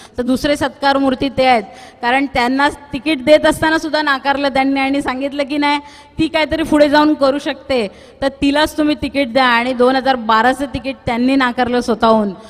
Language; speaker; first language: Marathi; non-native, local second language; Tulu